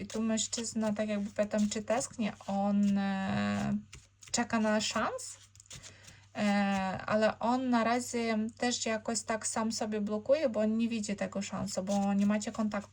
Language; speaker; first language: Polish; non-native, learner; Ukrainian